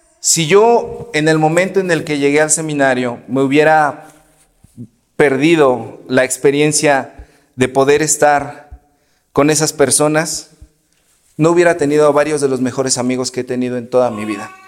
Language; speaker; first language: Spanish; native; Spanish